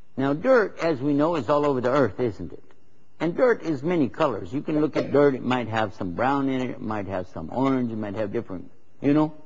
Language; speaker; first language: English; native; English